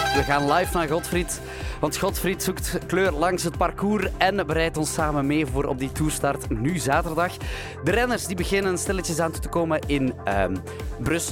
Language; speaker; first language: Dutch; native; Dutch